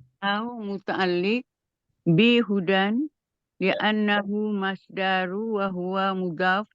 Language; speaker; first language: Arabic; non-native, learner; Indonesian